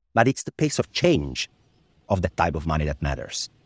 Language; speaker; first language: English; non-native, fluent; Italian